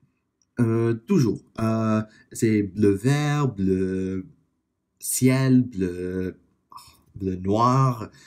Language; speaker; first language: French; non-native, fluent; English